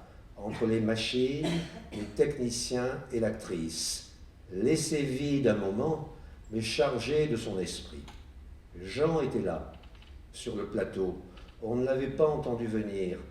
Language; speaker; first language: French; native; French